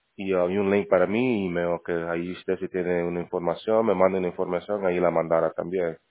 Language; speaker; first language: Spanish; native; Spanish